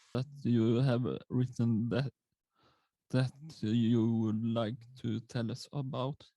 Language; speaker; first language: English; non-native, learner; Swedish